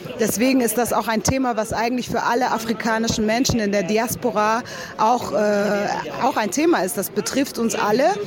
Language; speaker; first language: German; native; German